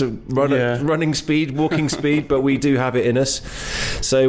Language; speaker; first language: English; native; English